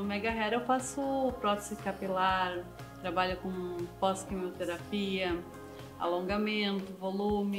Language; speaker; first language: Portuguese; native; Portuguese